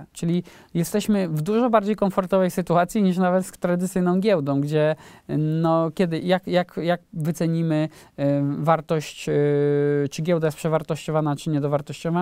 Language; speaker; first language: Polish; native; Polish